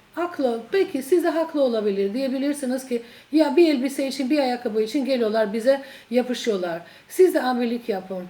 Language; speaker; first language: Turkish; non-native, fluent; Albanian